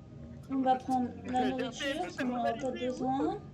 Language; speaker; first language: French; native; French